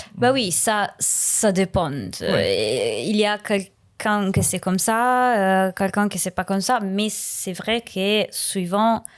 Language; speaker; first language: French; non-native, learner; Italian